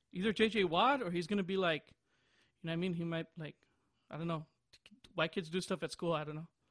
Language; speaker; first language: English; early bilingual, other home language; Spanish